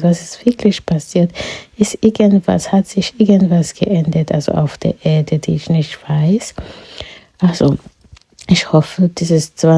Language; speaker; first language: German; non-native, fluent; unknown